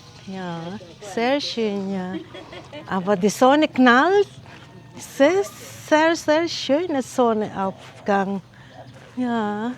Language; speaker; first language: German; non-native, fluent; Filipino